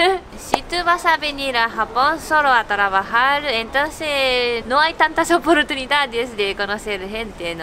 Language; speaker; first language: Spanish; non-native, learner; Japanese